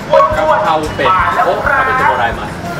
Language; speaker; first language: Japanese; non-native, fluent; Thai